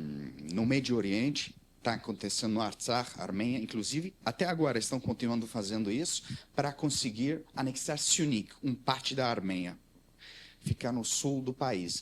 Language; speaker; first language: Portuguese; non-native, learner; Armenian